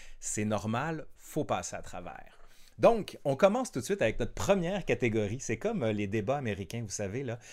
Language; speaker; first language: French; native; French